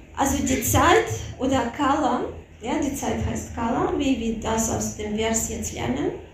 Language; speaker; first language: German; non-native, fluent; Russian